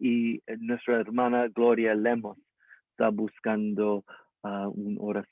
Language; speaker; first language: Spanish; early bilingual, heritage; English